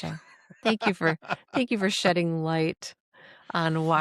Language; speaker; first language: English; native; English